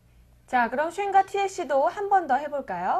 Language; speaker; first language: Korean; native; Korean